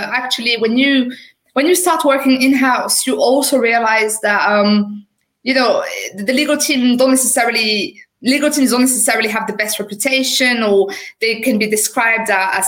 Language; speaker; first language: English; non-native, fluent; French